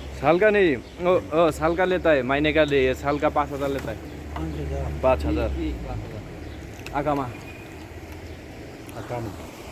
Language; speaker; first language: Hindi; non-native, learner; Bangla